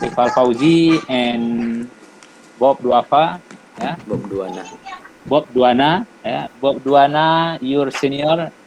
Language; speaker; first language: English; non-native, learner; Indonesian